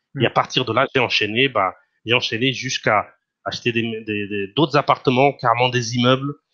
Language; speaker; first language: French; non-native, fluent; Portuguese